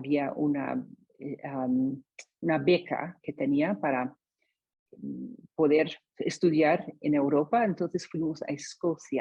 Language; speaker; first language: Spanish; non-native, fluent; English